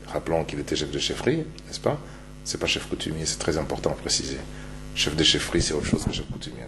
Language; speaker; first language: French; non-native, local second language; Luba-Lulua